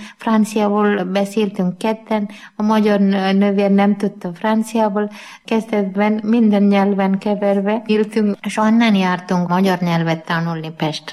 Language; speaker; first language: Hungarian; non-native, learner; Malayalam